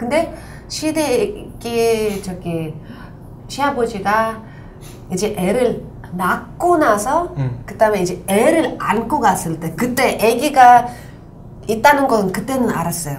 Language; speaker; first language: Korean; non-native, local second language; Uzbek